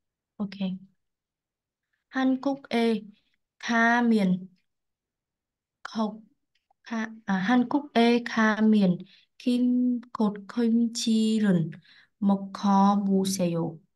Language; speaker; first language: Korean; non-native, learner; Vietnamese